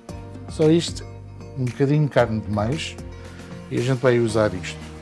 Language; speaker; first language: Portuguese; early bilingual, heritage; Portuguese